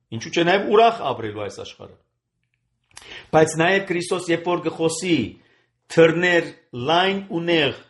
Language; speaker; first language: Armenian; native; Armenian